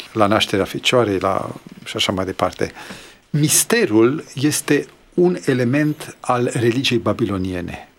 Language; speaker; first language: Romanian; native; Romanian